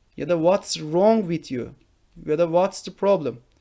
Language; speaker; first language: English; non-native, fluent; Turkish